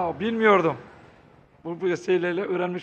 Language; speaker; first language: Turkish; native; Turkish